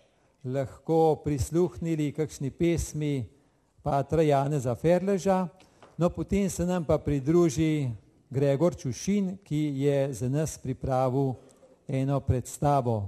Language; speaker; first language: Slovenian; native; Slovenian